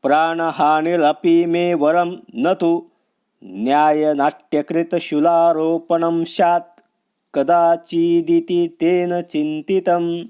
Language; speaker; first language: Hindi; non-native, local second language; Marathi